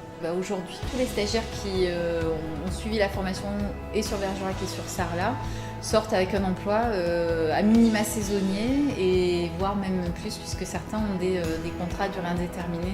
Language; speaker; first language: French; native; French